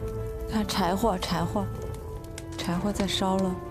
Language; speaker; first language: Chinese; native; Chinese